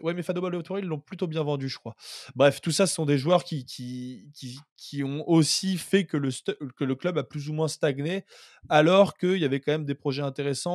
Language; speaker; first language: French; native; French